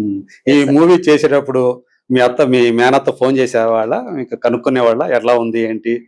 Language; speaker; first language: Telugu; native; Telugu